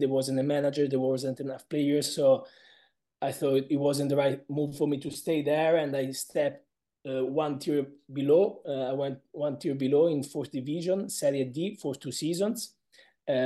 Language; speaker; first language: English; non-native, fluent; Italian